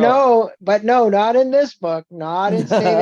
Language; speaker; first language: English; native; English